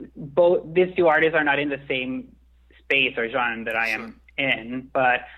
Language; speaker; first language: English; non-native, fluent; Italian